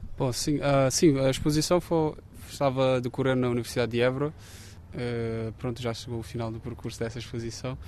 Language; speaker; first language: Portuguese; non-native, local second language; Kabuverdianu